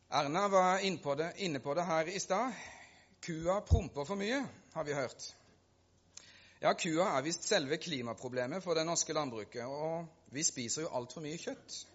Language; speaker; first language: Norwegian; native; Norwegian